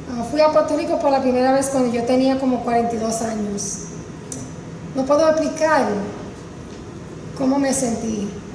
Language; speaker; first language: Spanish; early bilingual, heritage; Spanish